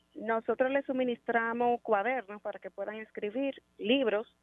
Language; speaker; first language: Spanish; native; Spanish